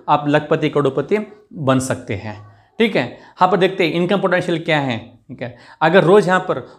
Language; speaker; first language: Hindi; non-native, local second language; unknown